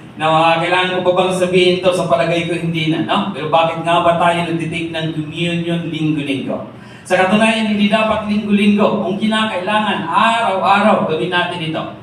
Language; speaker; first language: Filipino; non-native, local second language; Masbatenyo